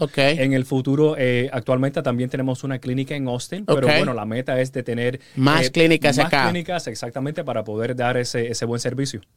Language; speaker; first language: Spanish; early bilingual, heritage; Spanish